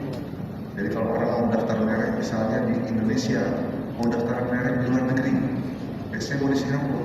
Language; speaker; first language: Indonesian; native; Indonesian